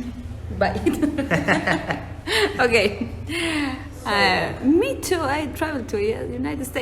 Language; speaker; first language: English; non-native, learner; Spanish